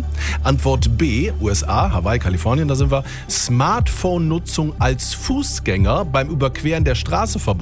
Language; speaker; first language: German; native; German